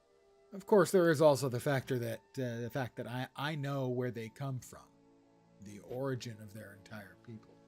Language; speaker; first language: English; native; English